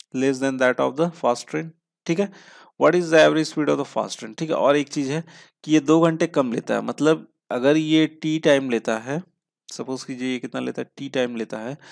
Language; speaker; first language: Hindi; native; Hindi